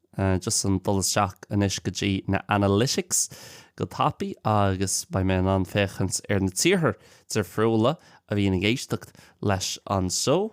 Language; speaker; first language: Irish; native; Irish